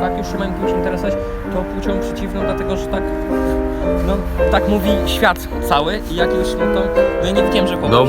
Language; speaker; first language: Polish; native; Polish